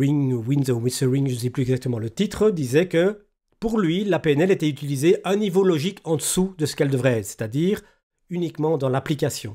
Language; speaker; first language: French; native; French